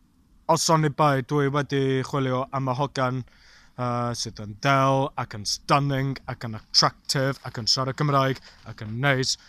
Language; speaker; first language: Welsh; non-native, learner; English